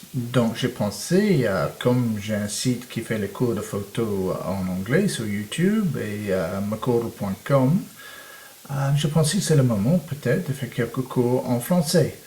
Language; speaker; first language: French; non-native, fluent; English